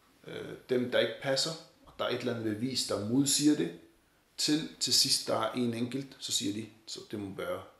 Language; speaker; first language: Danish; early bilingual, other home language; Arabic